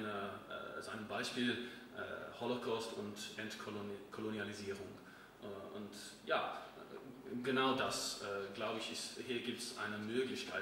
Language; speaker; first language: German; non-native, fluent; English